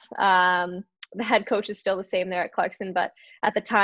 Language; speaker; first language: English; native; English